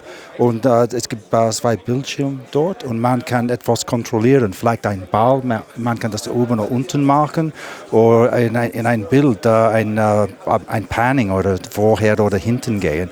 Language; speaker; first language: German; non-native, learner; English